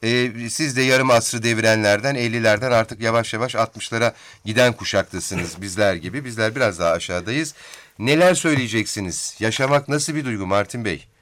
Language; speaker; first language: Turkish; native; Turkish